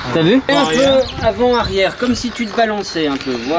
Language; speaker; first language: French; native; French